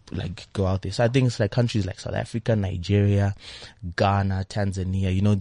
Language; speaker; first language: English; non-native, local second language; Shona